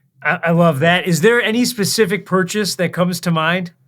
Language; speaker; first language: English; native; English